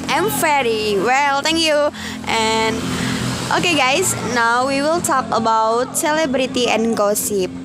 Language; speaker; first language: English; non-native, learner; Indonesian